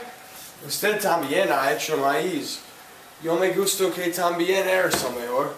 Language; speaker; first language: Spanish; non-native, learner; English